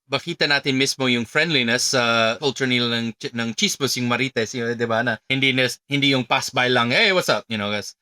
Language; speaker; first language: Filipino; non-native, fluent; English